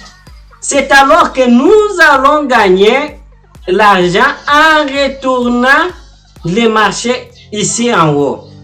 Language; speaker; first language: French; non-native, fluent; Portuguese